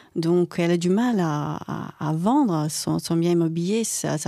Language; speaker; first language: French; non-native, fluent; Croatian